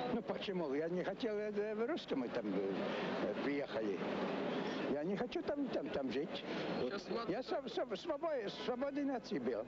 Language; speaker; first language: Russian; non-native, learner; Latvian